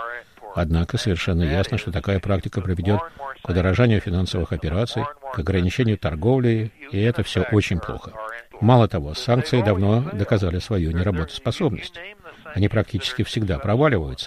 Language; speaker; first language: Russian; native; Russian